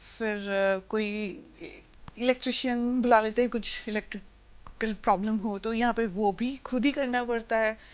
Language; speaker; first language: Hindi; non-native, local second language; Assamese